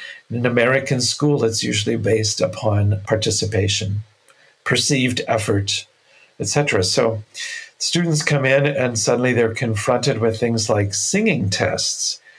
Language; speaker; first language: English; native; English